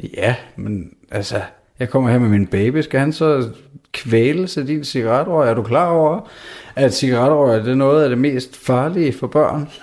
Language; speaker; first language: Danish; native; Danish